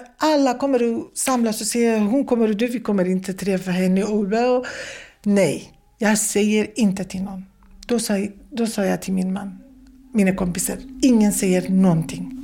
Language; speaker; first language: Swedish; non-native, fluent; Kurdish